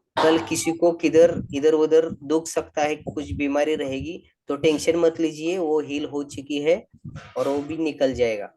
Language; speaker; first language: Hindi; non-native, local second language; Marathi